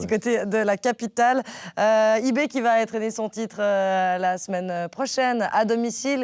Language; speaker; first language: French; native; French